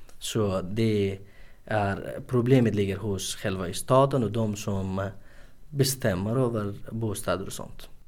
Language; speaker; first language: Swedish; non-native, fluent; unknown